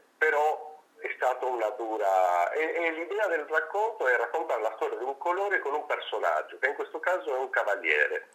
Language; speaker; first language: Italian; non-native, fluent; Spanish